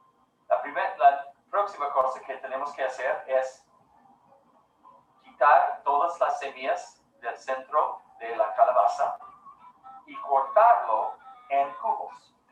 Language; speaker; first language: Spanish; non-native, learner; English